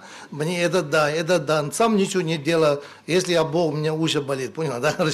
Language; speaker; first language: Russian; non-native, learner; Tibetan